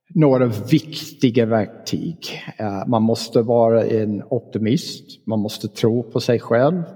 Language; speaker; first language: Swedish; non-native, fluent; English